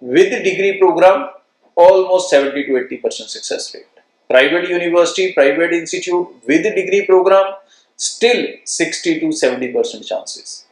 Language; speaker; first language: Hindi; non-native, local second language; Punjabi